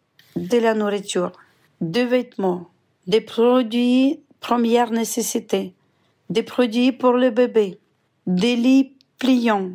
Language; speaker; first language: French; non-native, fluent; Ukrainian